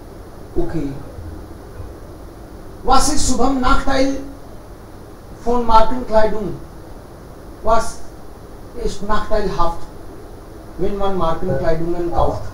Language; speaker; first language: German; non-native, fluent; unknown